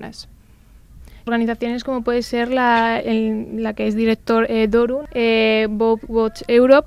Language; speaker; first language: Spanish; native; Spanish